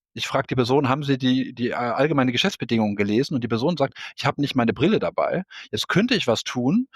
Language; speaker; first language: German; non-native, fluent; Danish